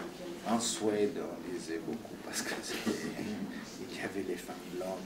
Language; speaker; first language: French; non-native, fluent; Italian